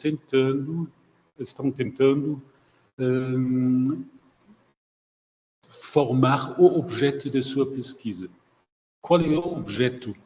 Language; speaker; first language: Portuguese; non-native, fluent; German